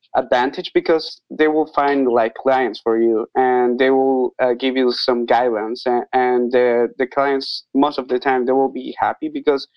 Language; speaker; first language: English; non-native, learner; Spanish